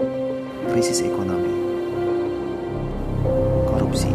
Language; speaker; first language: Indonesian; native; Indonesian